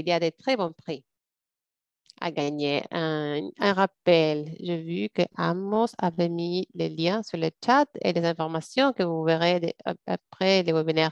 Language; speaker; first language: French; non-native, fluent; English